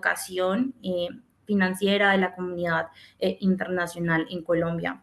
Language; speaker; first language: Spanish; native; Spanish